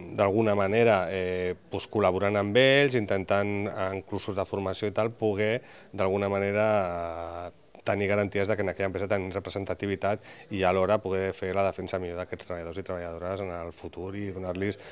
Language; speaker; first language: Catalan; native; Catalan